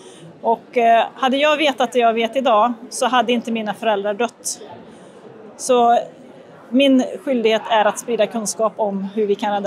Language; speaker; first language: Swedish; native; Swedish